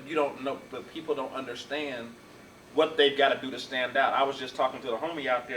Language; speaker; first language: English; native; English